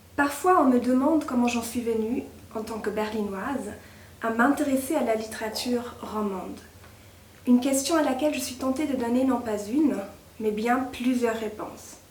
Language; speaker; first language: French; non-native, fluent; German